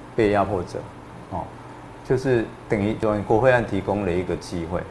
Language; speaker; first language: Chinese; native; Chinese